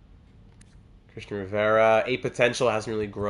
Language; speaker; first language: English; native; English